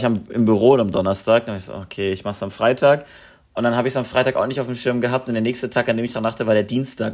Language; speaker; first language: German; native; German